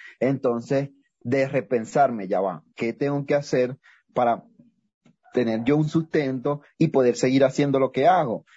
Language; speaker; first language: Spanish; native; Spanish